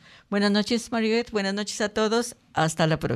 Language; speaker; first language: Spanish; native; Spanish